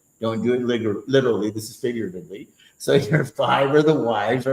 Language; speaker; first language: English; native; English